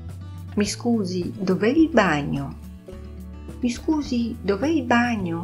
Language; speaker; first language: Italian; non-native, fluent; Polish